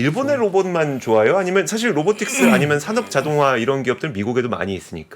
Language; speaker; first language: Korean; native; Korean